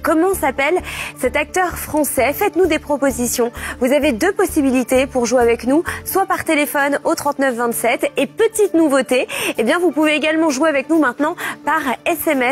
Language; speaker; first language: French; native; French